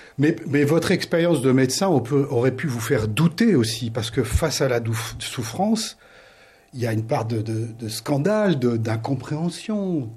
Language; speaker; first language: French; native; French